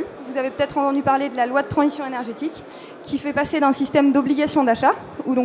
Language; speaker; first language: French; native; French